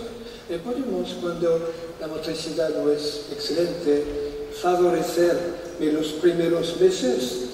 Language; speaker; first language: Spanish; non-native, fluent; French